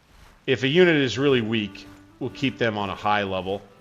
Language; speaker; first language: English; native; English